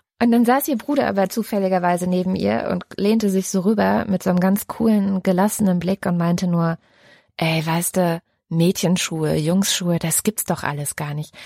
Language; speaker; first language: German; native; German